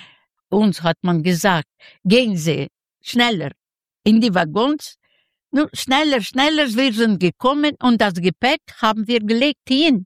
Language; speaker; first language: German; non-native, learner; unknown